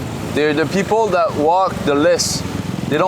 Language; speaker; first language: English; non-native, learner; French